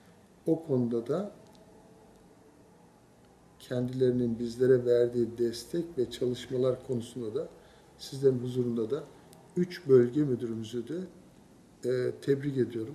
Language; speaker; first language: Turkish; native; Turkish